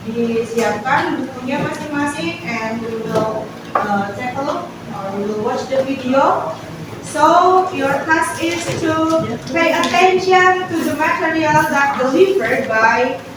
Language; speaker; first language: English; non-native, fluent; Indonesian